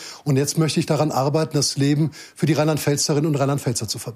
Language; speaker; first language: German; native; German